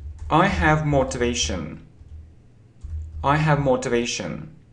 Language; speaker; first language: English; non-native, fluent; Russian